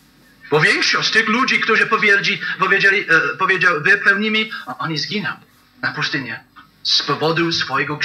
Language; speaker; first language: Polish; non-native, learner; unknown